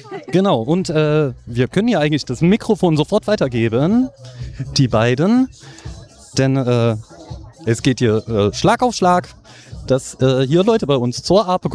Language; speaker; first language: German; native; German